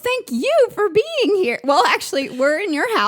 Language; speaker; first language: English; native; English